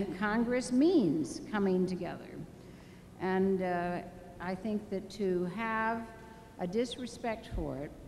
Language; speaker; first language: English; native; English